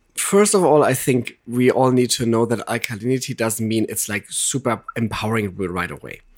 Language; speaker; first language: English; non-native, fluent; German